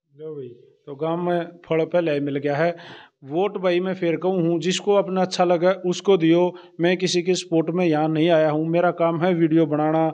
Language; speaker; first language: Hindi; native; Hindi